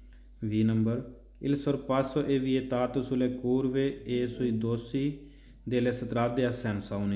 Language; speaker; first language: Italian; non-native, fluent; Punjabi